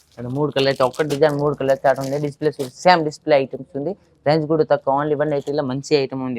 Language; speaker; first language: Telugu; non-native, local second language; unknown